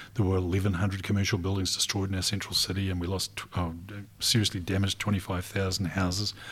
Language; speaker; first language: English; native; English